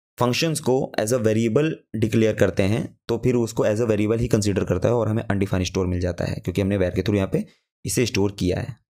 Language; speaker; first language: Hindi; native; Hindi